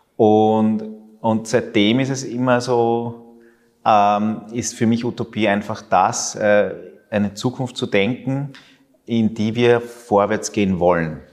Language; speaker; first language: German; early bilingual, other home language; Spanish